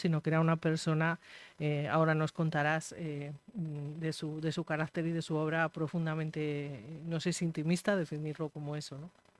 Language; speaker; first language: Spanish; native; Spanish